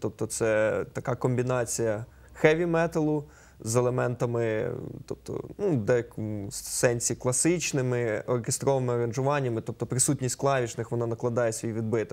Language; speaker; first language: Ukrainian; native; Ukrainian